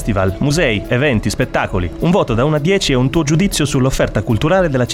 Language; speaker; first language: Italian; native; Italian